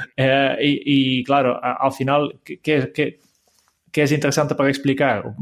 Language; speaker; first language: Spanish; non-native, fluent; Dutch